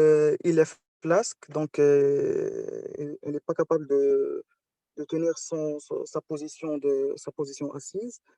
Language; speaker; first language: French; non-native, local second language; Arabic